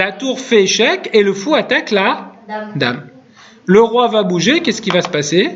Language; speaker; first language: French; native; French